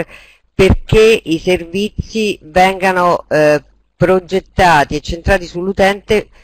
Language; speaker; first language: Italian; native; Italian